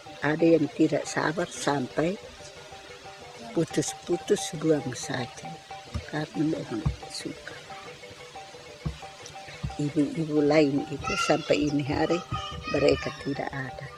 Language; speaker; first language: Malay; non-native, local second language; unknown